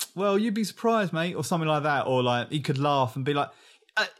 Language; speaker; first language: English; native; English